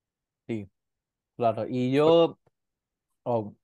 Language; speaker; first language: Spanish; non-native, learner; English